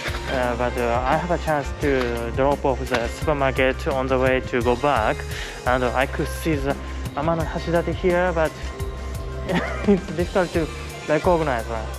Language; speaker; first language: English; non-native, learner; Japanese